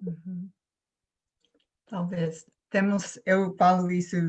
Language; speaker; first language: Portuguese; non-native, fluent; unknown